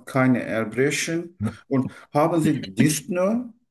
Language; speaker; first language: German; non-native, learner; Turkish